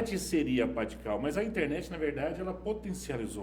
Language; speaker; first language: Portuguese; native; Portuguese